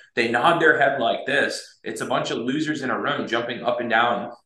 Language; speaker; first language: English; native; English